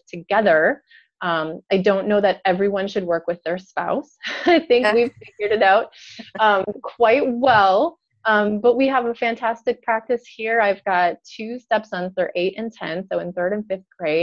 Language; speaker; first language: English; native; English